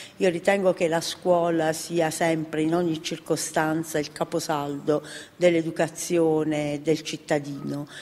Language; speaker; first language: Italian; native; Italian